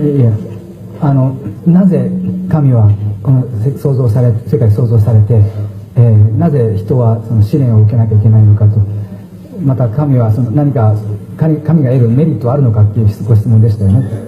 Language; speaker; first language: Japanese; native; Japanese